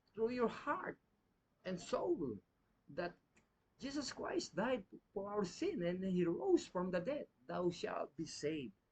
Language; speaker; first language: English; non-native, local second language; Filipino